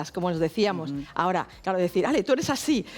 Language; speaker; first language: Spanish; native; Spanish